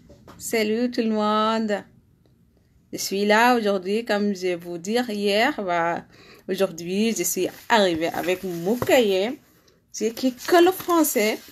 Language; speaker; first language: French; non-native, learner; Arabic